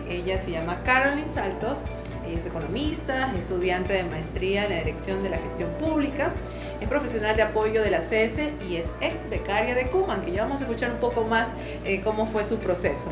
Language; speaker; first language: Spanish; native; Spanish